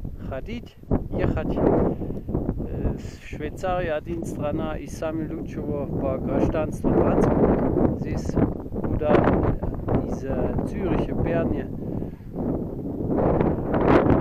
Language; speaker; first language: Russian; non-native, learner; German